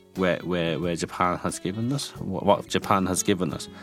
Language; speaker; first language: English; non-native, fluent; Japanese